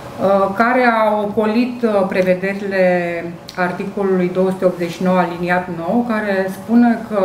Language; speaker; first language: Romanian; native; Romanian